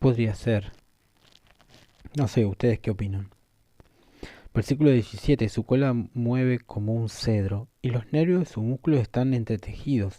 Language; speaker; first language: Spanish; native; Spanish